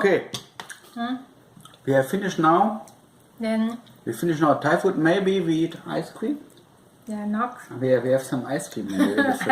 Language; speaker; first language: English; non-native, fluent; German